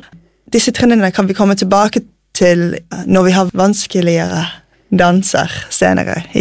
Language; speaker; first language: Norwegian; non-native, fluent; English